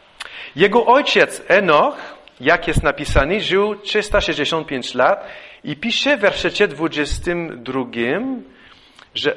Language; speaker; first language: Polish; non-native, fluent; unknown